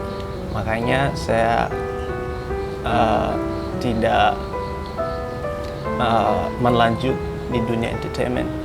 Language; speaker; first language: Indonesian; non-native, fluent; Hausa